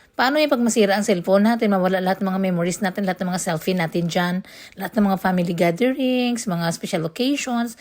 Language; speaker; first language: Filipino; non-native, local second language; Cebuano